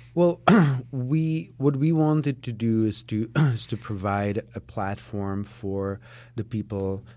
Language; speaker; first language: English; non-native, fluent; Czech